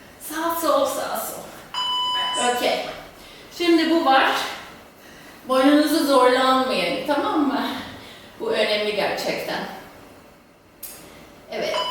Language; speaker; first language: Turkish; non-native, fluent; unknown